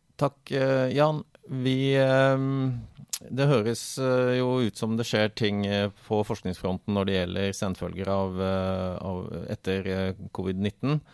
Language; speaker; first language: Norwegian; native; Norwegian